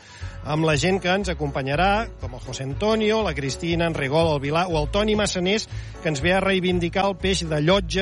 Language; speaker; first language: Catalan; native; Catalan